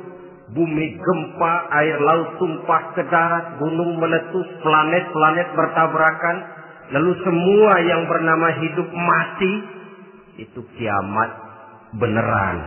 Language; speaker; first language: Indonesian; native; Indonesian